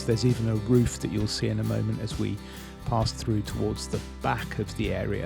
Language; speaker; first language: English; native; English